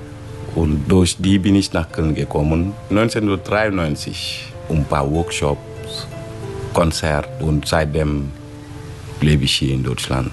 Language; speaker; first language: German; non-native, fluent; Wolof